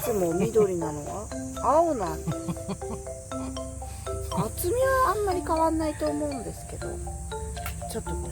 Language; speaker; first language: Japanese; native; Japanese